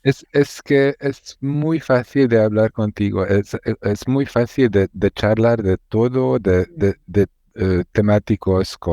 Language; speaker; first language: Spanish; non-native, learner; Hungarian